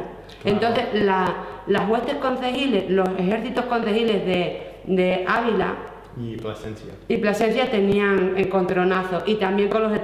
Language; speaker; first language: Spanish; native; Spanish